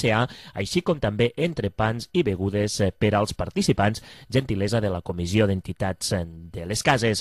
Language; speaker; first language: Catalan; native; Catalan